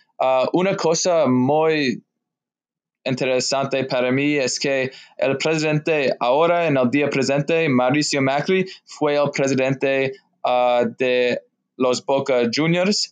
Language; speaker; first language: Spanish; non-native, learner; English